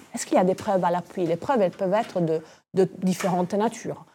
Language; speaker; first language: French; non-native, fluent; Italian